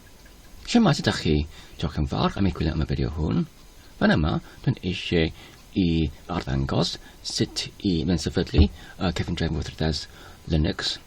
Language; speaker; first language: Welsh; non-native, learner; Polish